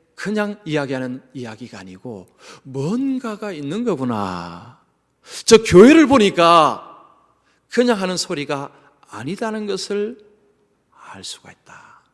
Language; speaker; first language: Korean; native; Korean